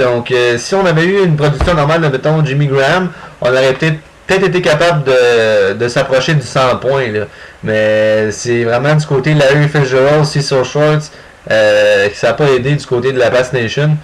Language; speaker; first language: French; native; French